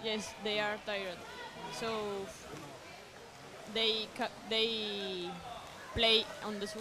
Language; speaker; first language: English; non-native, learner; Spanish